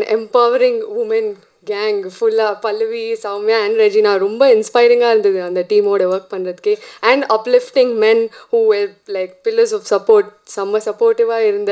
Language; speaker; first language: Tamil; non-native, local second language; Telugu